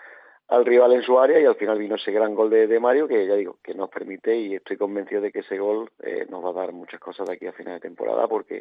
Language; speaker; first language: Spanish; native; Spanish